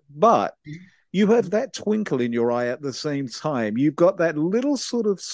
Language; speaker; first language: English; native; English